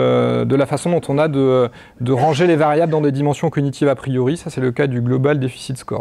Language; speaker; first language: French; native; French